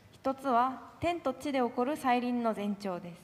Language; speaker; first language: Japanese; non-native, fluent; Korean